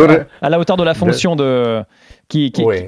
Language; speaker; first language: French; native; French